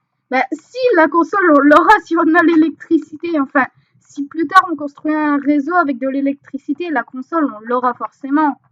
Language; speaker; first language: French; native; French